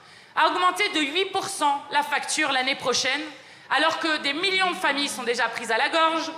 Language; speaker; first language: French; native; French